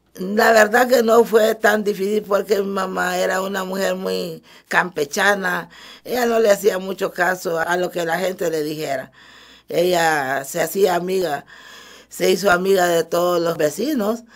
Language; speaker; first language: Spanish; early bilingual, other home language; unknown